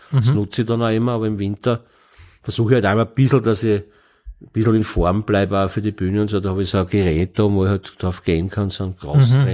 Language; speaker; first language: German; native; German